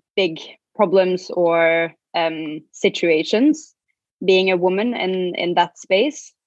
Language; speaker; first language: English; non-native, fluent; Norwegian